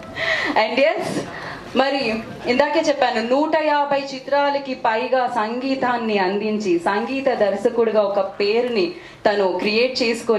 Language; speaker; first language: Telugu; native; Telugu